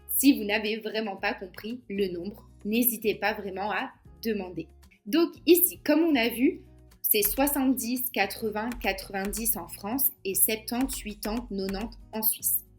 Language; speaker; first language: French; native; French